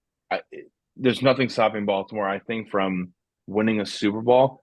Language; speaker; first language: English; native; English